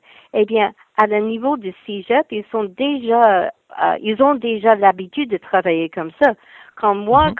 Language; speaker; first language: French; non-native, fluent; English